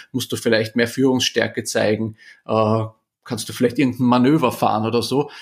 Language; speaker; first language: German; native; German